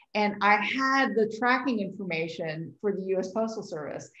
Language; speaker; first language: English; native; English